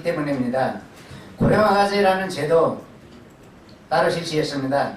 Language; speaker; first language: Korean; non-native, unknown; Nepali